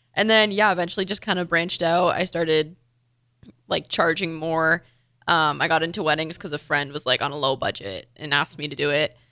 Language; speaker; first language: English; native; English